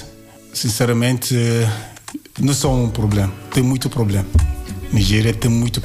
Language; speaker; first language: Portuguese; non-native, learner; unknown